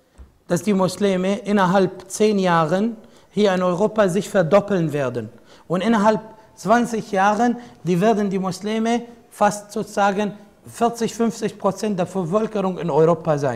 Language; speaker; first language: German; non-native, fluent; Arabic